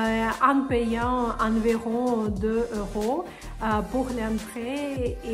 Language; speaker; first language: French; non-native, fluent; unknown